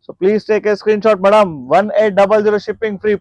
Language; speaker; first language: English; non-native, local second language; Telugu